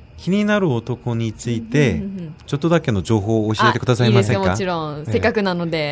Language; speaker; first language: Japanese; non-native, learner; Korean